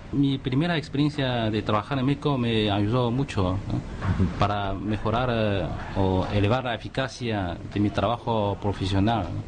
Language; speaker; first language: Spanish; non-native, fluent; Chinese